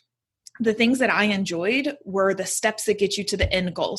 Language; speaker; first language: English; native; English